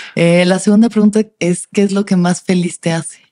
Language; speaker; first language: Spanish; native; Spanish